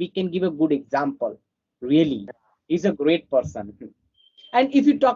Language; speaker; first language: English; non-native, fluent; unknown